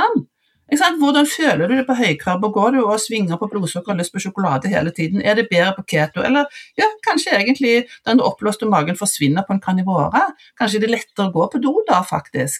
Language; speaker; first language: Norwegian; native; Norwegian